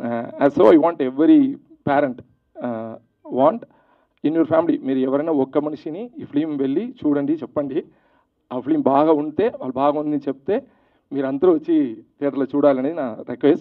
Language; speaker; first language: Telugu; early bilingual, heritage; Telugu